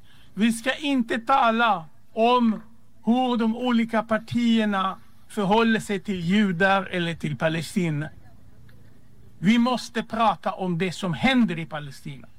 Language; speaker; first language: Swedish; non-native, fluent; Hebrew